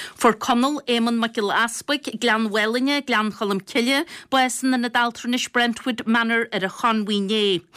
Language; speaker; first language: Irish; native; Irish